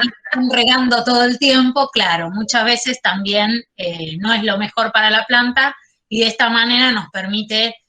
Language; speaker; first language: Spanish; native; Spanish